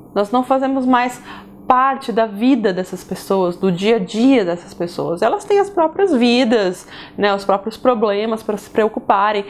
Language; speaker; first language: Portuguese; native; Portuguese